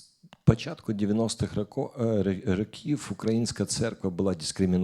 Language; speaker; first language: Ukrainian; non-native, local second language; Russian